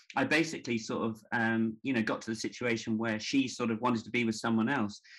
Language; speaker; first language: English; native; English